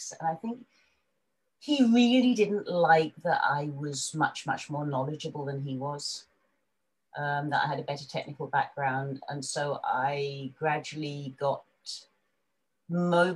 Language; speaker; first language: English; native; English